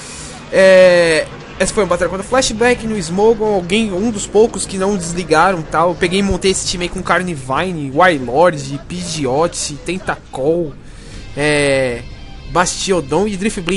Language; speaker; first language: Portuguese; native; Portuguese